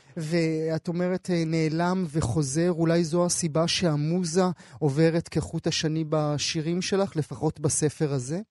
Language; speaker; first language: Hebrew; native; Hebrew